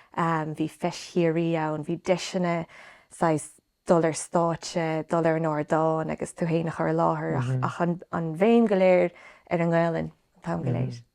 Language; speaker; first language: Irish; native; Irish